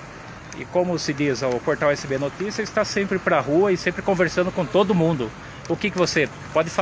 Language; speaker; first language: Portuguese; native; Portuguese